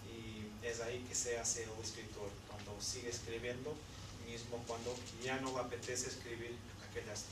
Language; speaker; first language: Spanish; non-native, fluent; Portuguese